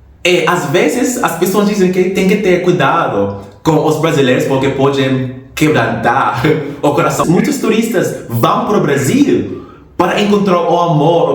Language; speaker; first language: Portuguese; non-native, fluent; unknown